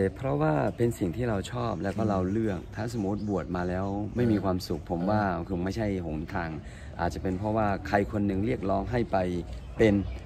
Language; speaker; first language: Thai; non-native, local second language; Akha